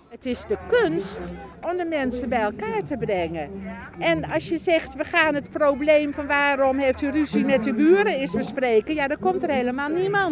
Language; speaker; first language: Dutch; native; Dutch